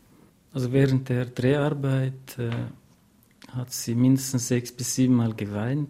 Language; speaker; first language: German; non-native, fluent; Kurdish